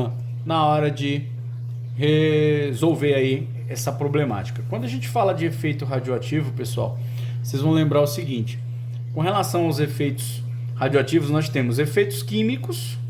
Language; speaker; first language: Portuguese; native; Portuguese